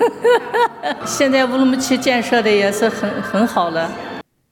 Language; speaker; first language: Chinese; native; Chinese